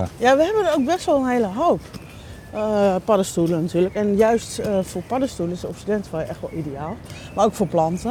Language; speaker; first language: Dutch; native; Dutch